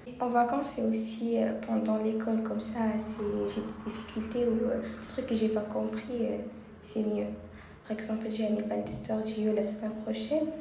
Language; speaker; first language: French; non-native, fluent; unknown